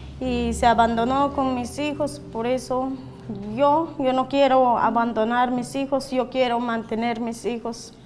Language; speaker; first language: Spanish; non-native, local second language; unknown